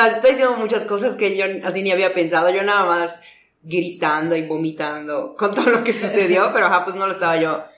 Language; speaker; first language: Spanish; native; Spanish